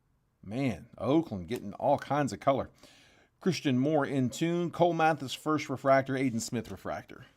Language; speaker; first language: English; native; English